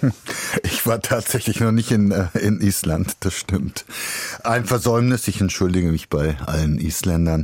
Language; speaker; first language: German; early bilingual, other home language; Bulgarian